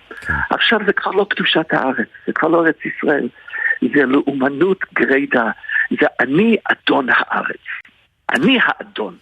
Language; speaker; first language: Hebrew; non-native, fluent; English